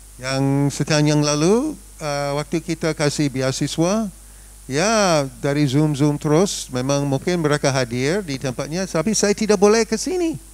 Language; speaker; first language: Indonesian; non-native, fluent; English